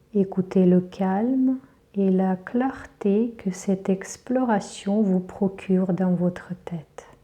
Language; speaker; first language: French; native; French